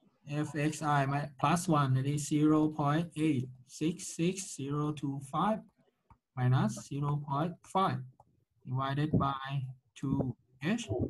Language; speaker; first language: English; non-native, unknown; Thai